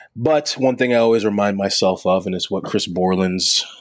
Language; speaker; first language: English; native; English